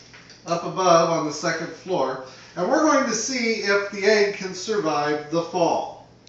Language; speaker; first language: English; native; English